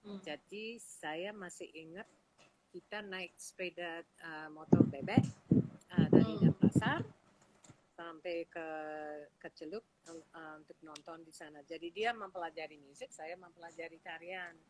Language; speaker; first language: Indonesian; non-native, fluent; English